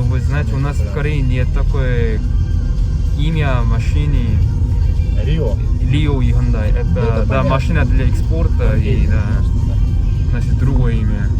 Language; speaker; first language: Russian; non-native, learner; Korean